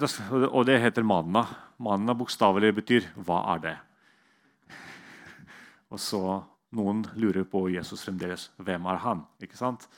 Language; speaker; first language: Norwegian; non-native, fluent; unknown